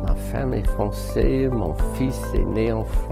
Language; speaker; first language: French; non-native, learner; English